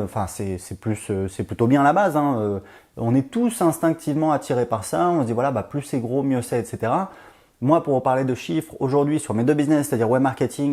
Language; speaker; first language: French; native; French